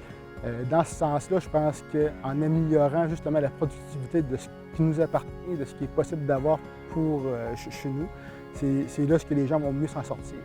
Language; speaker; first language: French; native; French